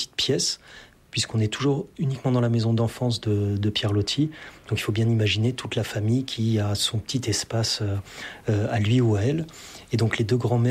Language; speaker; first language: French; native; French